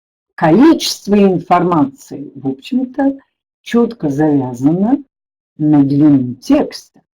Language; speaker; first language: Russian; native; Russian